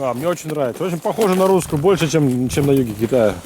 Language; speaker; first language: Russian; native; Russian